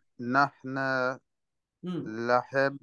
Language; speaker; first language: Arabic; non-native, learner; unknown